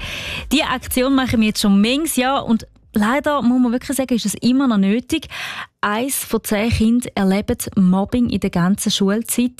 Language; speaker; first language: German; native; German